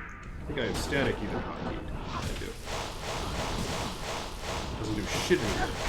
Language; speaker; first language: English; native; English